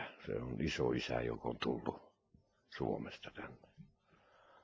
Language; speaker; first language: Finnish; non-native, local second language; Norwegian